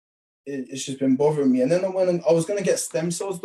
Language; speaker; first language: English; native; English